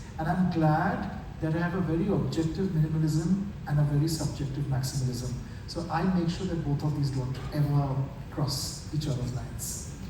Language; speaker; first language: English; non-native, local second language; Bangla